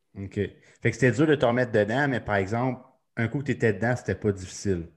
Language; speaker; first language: French; native; French